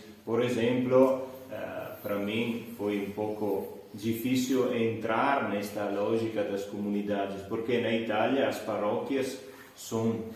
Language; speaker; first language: Portuguese; non-native, fluent; Italian